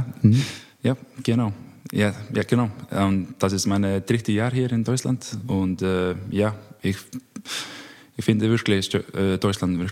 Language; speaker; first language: German; non-native, learner; Icelandic